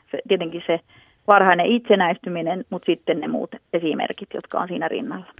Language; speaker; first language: Finnish; native; Finnish